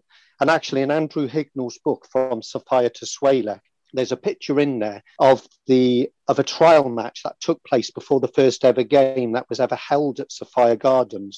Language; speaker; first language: English; native; English